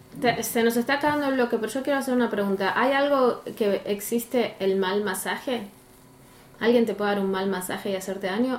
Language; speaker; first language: Spanish; native; Spanish